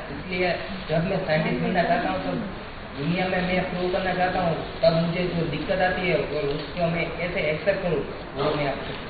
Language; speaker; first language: Hindi; non-native, local second language; Gujarati